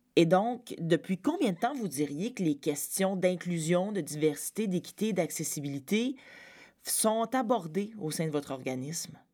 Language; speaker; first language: French; native; French